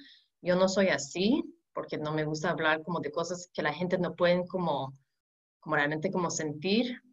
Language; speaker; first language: Spanish; non-native, fluent; English